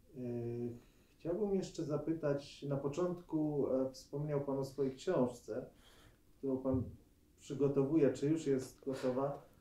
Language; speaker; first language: Polish; native; Polish